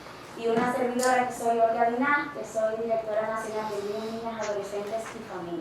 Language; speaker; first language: Spanish; native; Spanish